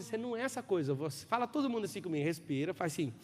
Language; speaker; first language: Portuguese; native; Portuguese